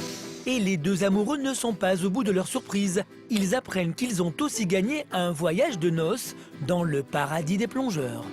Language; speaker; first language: French; native; French